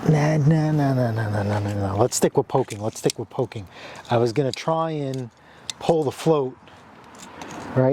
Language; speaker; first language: English; native; English